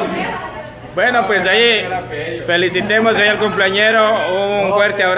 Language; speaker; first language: Spanish; native; Spanish